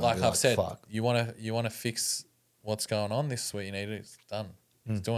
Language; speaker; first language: English; native; English